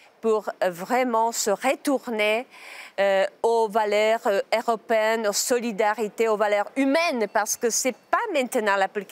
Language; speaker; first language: French; non-native, learner; Czech